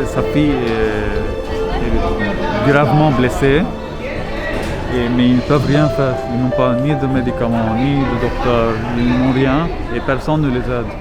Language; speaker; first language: French; non-native, local second language; Arabic